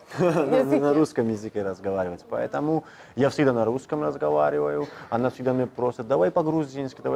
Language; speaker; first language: Russian; non-native, fluent; Georgian